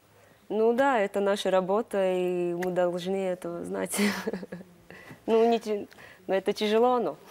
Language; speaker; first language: Russian; non-native, local second language; Latvian